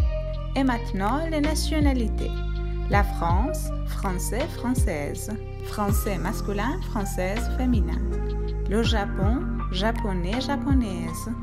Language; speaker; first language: French; non-native, fluent; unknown